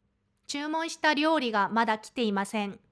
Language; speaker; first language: Japanese; non-native, fluent; Korean